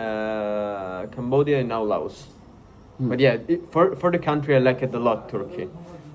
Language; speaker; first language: English; non-native, fluent; Italian